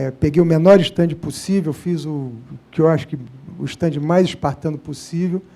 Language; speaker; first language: Portuguese; native; Portuguese